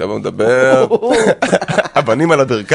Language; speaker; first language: Hebrew; native; Hebrew